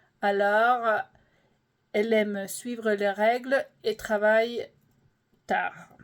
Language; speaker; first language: French; non-native, fluent; English